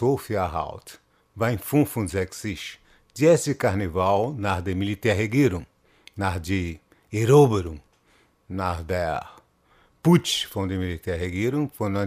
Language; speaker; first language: German; non-native, fluent; Portuguese